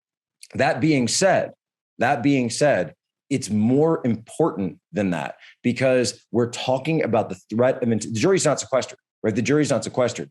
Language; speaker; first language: English; native; English